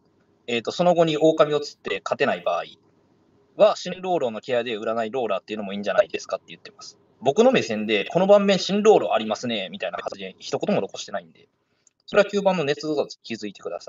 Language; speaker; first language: Japanese; native; Japanese